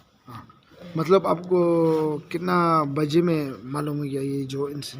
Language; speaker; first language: Hindi; non-native, local second language; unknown